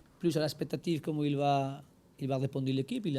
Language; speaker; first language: French; non-native, learner; Spanish